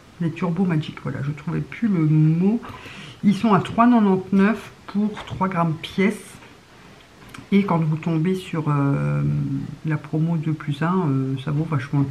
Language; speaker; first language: French; native; French